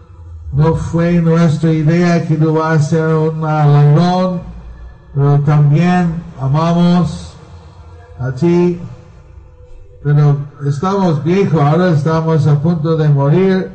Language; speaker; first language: Spanish; non-native, learner; Bangla